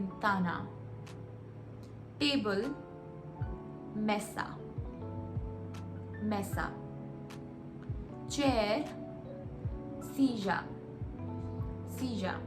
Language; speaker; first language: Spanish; non-native, fluent; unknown